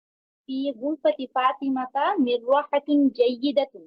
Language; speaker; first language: Arabic; non-native, learner; Bangla